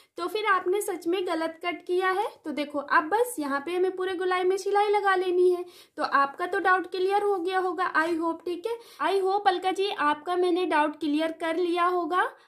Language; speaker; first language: Hindi; native; Hindi